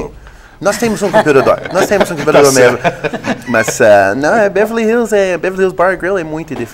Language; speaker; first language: Portuguese; non-native, fluent; English